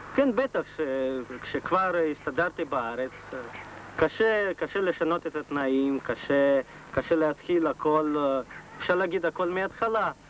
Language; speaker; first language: Hebrew; non-native, fluent; Russian